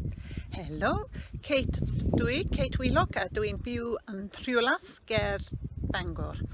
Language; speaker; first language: Welsh; non-native, learner; English